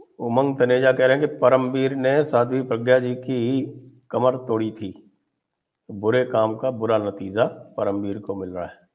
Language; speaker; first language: Hindi; native; Hindi